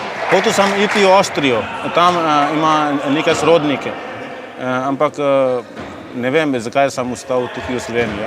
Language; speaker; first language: Slovenian; non-native, learner; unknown